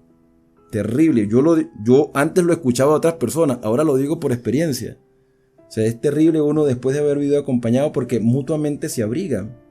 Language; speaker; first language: Spanish; native; Spanish